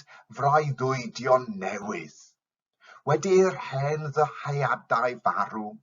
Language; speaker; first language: Welsh; non-native, fluent; English